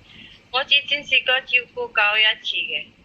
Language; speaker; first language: Cantonese; non-native, learner; Indonesian